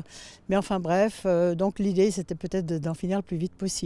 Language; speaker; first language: French; native; French